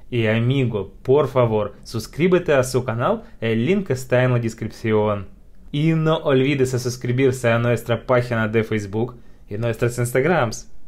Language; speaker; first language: Spanish; non-native, fluent; Russian